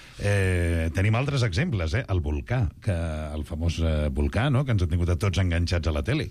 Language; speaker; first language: Catalan; native; Catalan